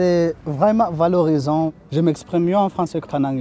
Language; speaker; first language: French; non-native, fluent; Zulu